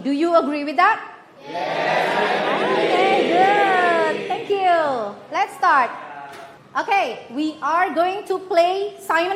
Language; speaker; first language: English; non-native, fluent; Indonesian